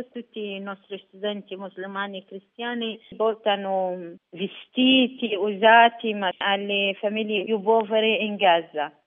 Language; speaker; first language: Italian; non-native, learner; Arabic